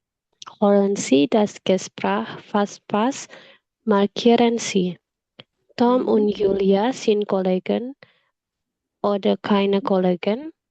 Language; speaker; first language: German; non-native, learner; Indonesian